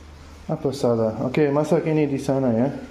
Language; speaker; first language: Indonesian; non-native, learner; English